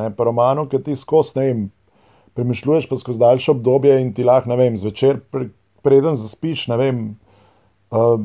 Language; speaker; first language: Slovenian; non-native, local second language; Serbian